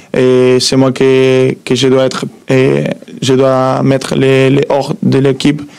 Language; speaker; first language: French; non-native, fluent; Spanish